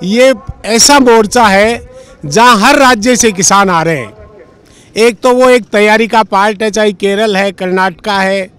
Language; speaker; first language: Hindi; native; Hindi